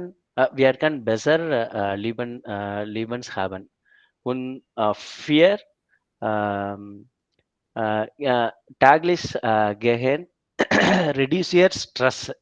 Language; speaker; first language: German; non-native, learner; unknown